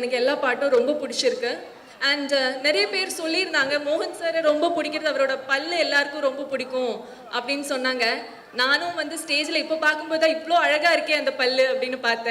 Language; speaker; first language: Tamil; non-native, fluent; Malayalam